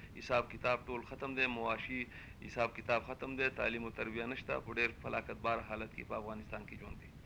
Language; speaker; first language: Pashto; non-native, local second language; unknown